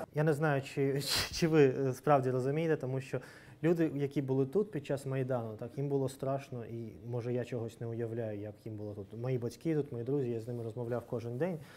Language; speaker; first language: Ukrainian; non-native, local second language; Russian